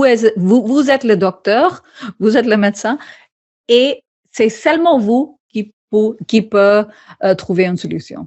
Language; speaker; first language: French; non-native, fluent; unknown